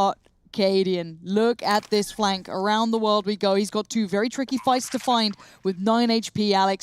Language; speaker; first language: English; native; English